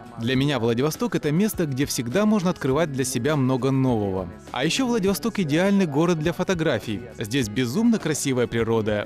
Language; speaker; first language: Russian; non-native, fluent; Spanish